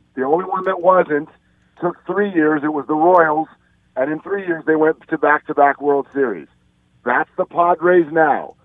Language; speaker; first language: English; native; English